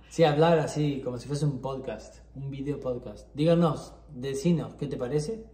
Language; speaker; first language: Spanish; native; Spanish